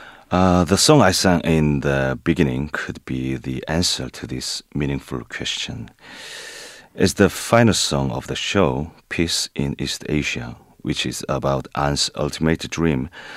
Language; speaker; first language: English; non-native, fluent; Korean